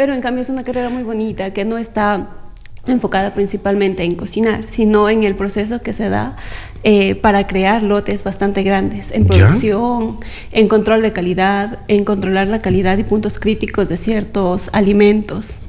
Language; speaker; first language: Spanish; native; Spanish